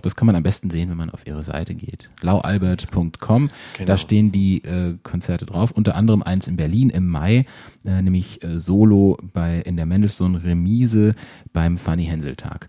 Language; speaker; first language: German; native; German